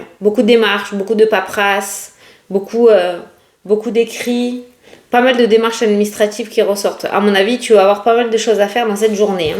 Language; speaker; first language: French; native; French